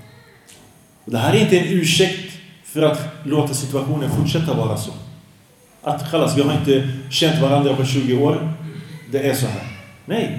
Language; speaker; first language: Swedish; early bilingual, other home language; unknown